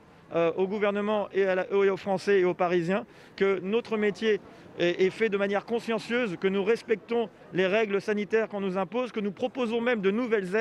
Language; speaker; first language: French; native; French